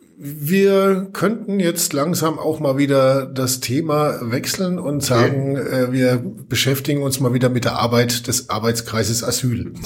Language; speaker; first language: German; native; German